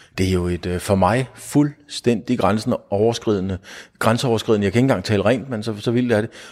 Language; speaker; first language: Danish; native; Danish